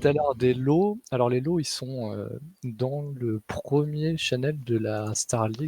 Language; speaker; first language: French; native; French